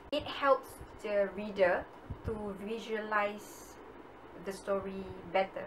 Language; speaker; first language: English; non-native, local second language; Malay